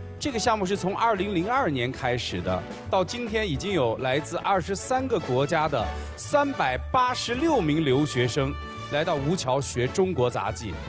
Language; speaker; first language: Chinese; native; Chinese